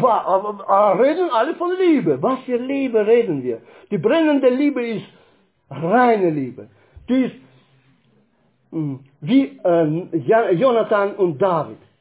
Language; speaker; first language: German; non-native, fluent; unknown